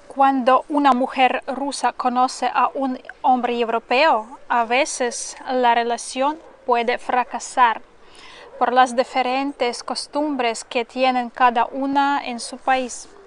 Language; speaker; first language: Spanish; non-native, fluent; Russian